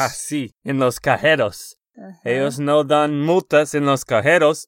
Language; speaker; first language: Spanish; non-native, fluent; English